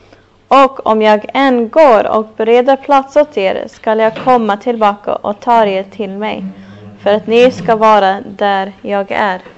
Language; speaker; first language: Swedish; non-native, fluent; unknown